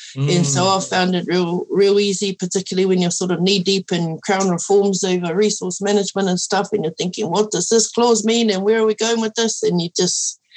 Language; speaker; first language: English; early bilingual, other home language; Māori